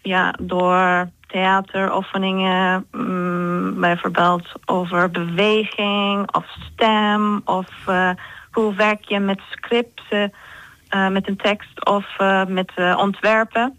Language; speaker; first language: Dutch; non-native, fluent; Turkish